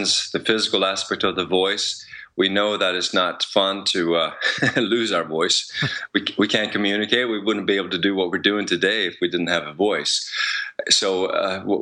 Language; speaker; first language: English; non-native, fluent; Swedish